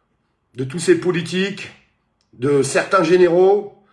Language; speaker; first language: French; native; French